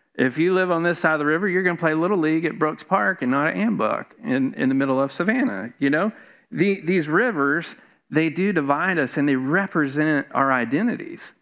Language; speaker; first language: English; native; English